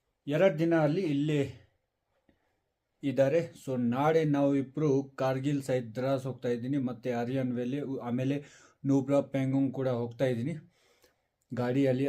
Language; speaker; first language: Kannada; non-native, fluent; Ladakhi